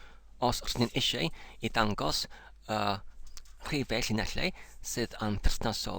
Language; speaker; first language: Welsh; non-native, learner; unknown